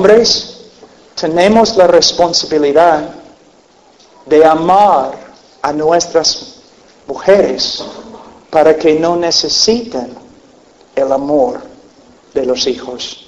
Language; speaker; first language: Spanish; non-native, fluent; English